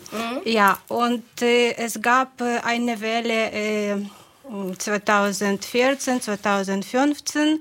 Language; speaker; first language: German; non-native, fluent; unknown